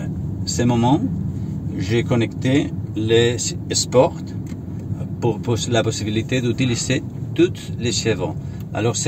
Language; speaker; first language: French; non-native, learner; Spanish